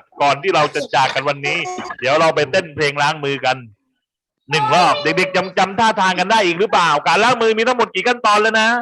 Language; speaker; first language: Thai; native; Thai